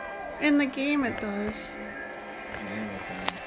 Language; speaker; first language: English; native; English